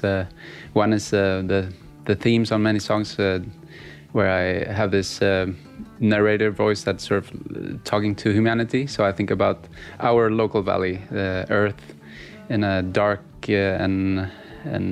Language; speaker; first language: English; non-native, fluent; Swedish